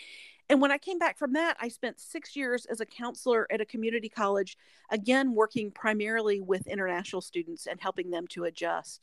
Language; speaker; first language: English; native; English